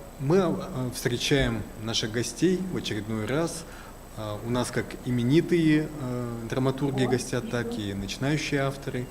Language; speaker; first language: Russian; native; Russian